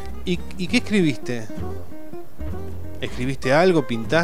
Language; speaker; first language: Spanish; native; Spanish